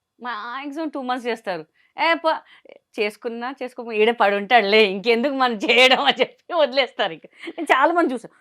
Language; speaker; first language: Telugu; non-native, local second language; Hindi